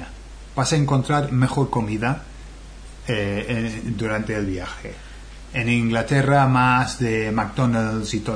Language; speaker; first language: Spanish; non-native, fluent; English